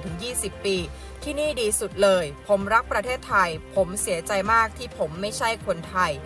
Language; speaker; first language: Thai; native; Thai